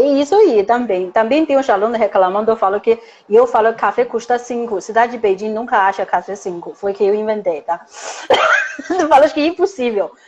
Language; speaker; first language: Portuguese; non-native, learner; Chinese